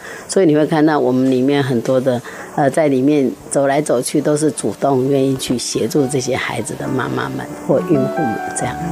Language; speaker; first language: Chinese; native; Chinese